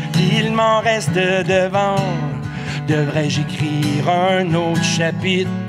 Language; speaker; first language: French; native; French